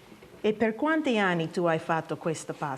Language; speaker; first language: Italian; non-native, learner; English